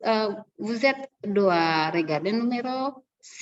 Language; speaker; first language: French; non-native, learner; Indonesian